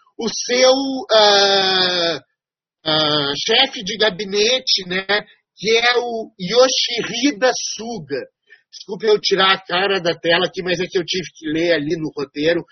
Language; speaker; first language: Portuguese; native; Portuguese